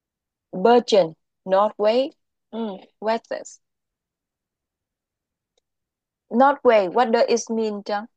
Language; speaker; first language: English; non-native, local second language; Vietnamese